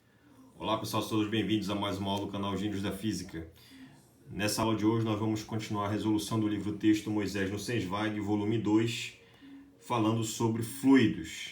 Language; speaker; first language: Portuguese; native; Portuguese